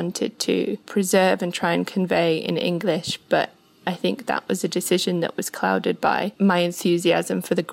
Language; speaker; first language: English; native; English